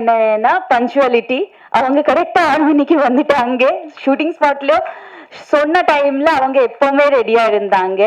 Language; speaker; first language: Tamil; non-native, fluent; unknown